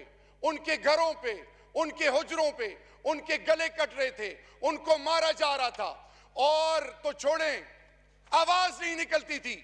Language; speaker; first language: Urdu; non-native, local second language; Pashto